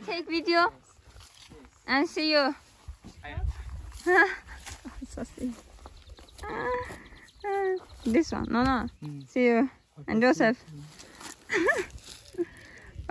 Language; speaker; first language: English; non-native, learner; Turkish